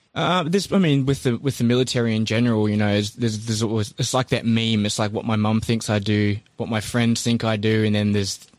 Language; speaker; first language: English; native; English